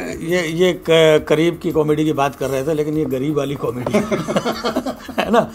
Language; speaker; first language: Hindi; native; Hindi